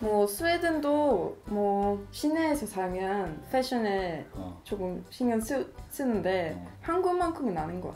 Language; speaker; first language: Korean; non-native, fluent; Swedish